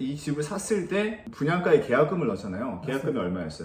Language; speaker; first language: Korean; native; Korean